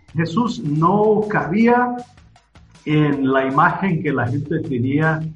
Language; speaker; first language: Spanish; non-native, fluent; English